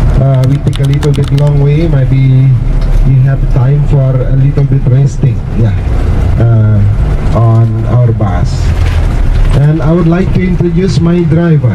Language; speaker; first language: English; non-native, fluent; Indonesian